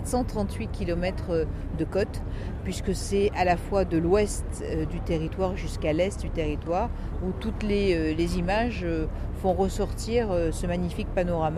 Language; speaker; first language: French; native; French